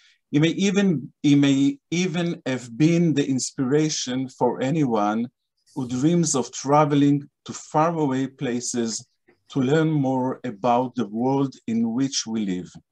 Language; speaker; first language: English; non-native, fluent; Hebrew